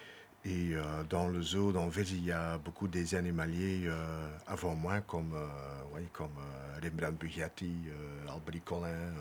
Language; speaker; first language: French; non-native, local second language; Dutch